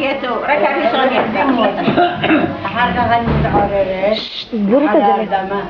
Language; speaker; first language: Hebrew; non-native, learner; Arabic